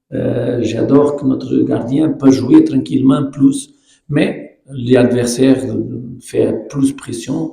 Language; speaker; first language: French; non-native, learner; Portuguese